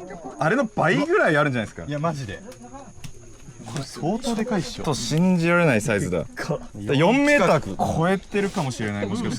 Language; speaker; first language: Japanese; native; Japanese